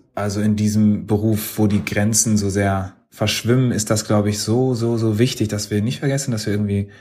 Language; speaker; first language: German; native; German